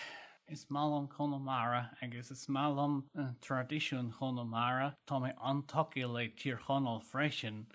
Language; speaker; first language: Irish; non-native, learner; German